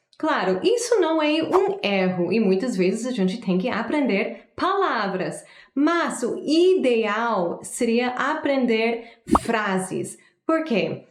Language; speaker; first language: Portuguese; non-native, fluent; English